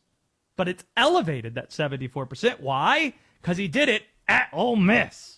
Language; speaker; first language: English; native; English